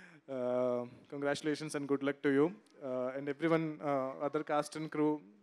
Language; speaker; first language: English; non-native, local second language; Telugu